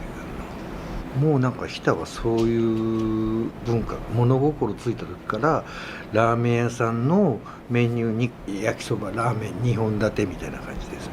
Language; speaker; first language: Japanese; native; Japanese